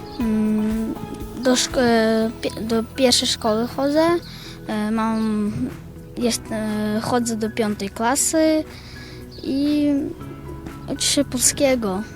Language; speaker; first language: Polish; non-native, learner; Ukrainian